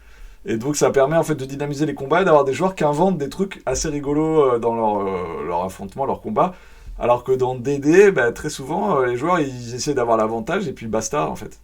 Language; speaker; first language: French; native; French